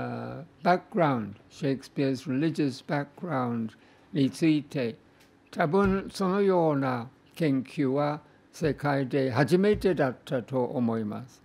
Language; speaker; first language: Japanese; non-native, fluent; English